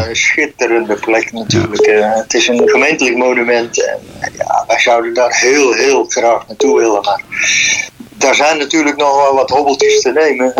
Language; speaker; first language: Dutch; native; Dutch